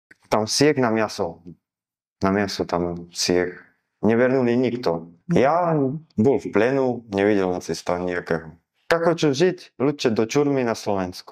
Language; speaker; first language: Russian; non-native, learner; Slovak